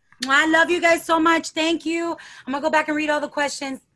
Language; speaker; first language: English; early bilingual, other home language; Spanish